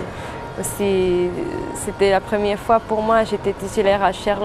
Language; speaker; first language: French; non-native, fluent; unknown